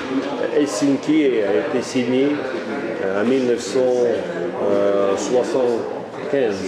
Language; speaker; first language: French; non-native, fluent; Russian